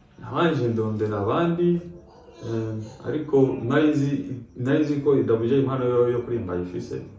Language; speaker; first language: Rundi; early bilingual, heritage; Rundi